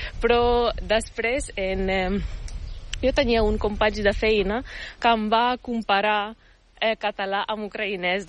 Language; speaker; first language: Catalan; non-native, fluent; Ukrainian